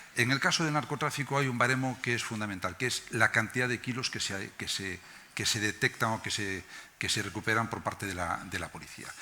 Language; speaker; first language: Spanish; native; Spanish